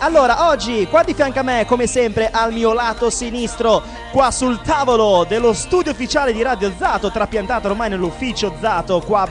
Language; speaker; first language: Italian; native; Italian